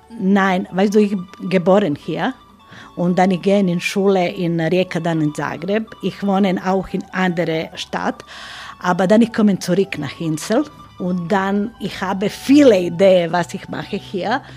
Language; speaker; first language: German; non-native, learner; Croatian